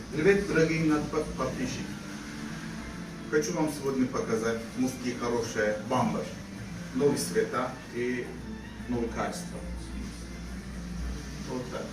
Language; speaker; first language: Russian; non-native, learner; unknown